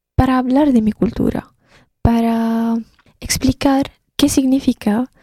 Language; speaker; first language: Spanish; non-native, fluent; Arabic